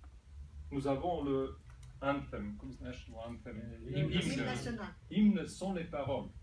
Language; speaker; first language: French; non-native, fluent; Serbian